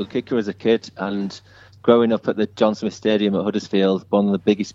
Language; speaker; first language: English; native; English